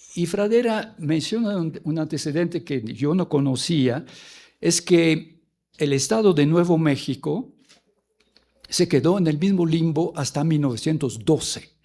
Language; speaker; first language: Spanish; non-native, fluent; French